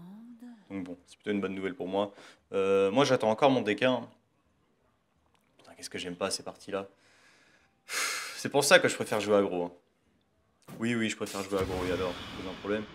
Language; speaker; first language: French; native; French